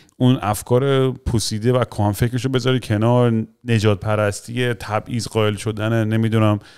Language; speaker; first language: Persian; early bilingual, heritage; Persian